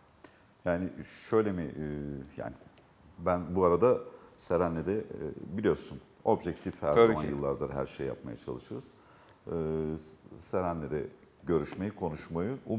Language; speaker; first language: Turkish; native; Turkish